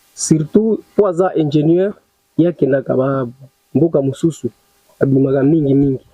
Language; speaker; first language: Lingala; non-native, local second language; Nande